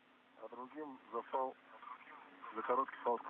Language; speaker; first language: Russian; native; Russian